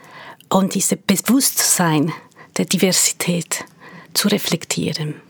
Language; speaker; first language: German; non-native, fluent; Portuguese